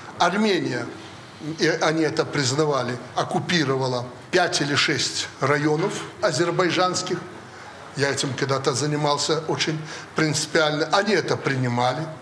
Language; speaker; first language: Russian; native; Russian